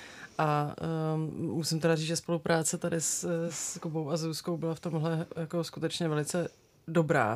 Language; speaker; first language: Czech; native; Czech